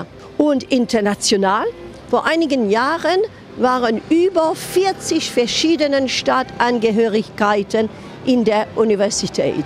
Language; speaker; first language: German; non-native, fluent; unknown